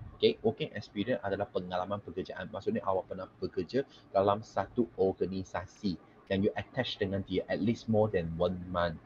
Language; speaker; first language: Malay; non-native, local second language; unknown